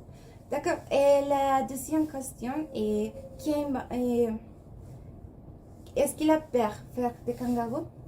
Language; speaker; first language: French; non-native, learner; Spanish